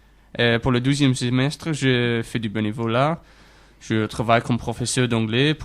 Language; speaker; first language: French; non-native, fluent; English